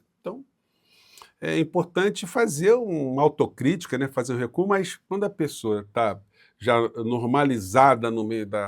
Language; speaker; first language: Portuguese; native; Portuguese